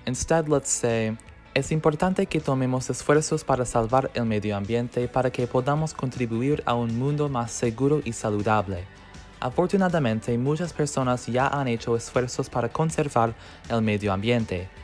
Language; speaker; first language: Spanish; non-native, fluent; English